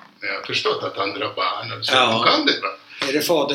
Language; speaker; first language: Swedish; non-native, fluent; Polish